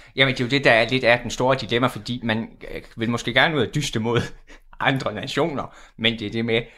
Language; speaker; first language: Danish; native; Danish